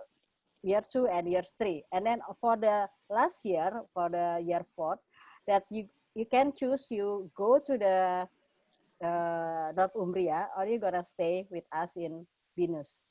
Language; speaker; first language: English; non-native, fluent; Indonesian